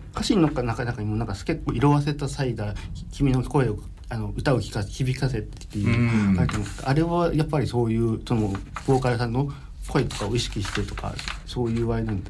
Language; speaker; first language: Japanese; native; Japanese